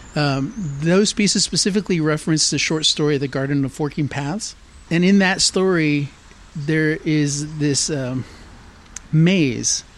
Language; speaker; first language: English; native; English